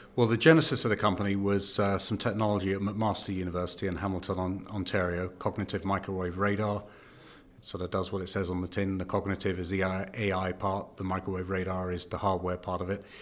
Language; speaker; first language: English; native; English